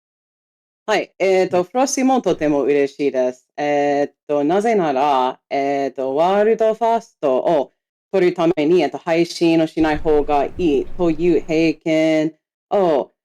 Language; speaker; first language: Japanese; non-native, fluent; English